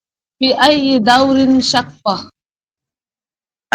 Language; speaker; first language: Arabic; non-native, learner; Bangla